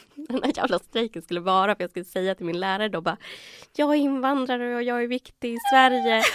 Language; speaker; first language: Swedish; early bilingual, other home language; Spanish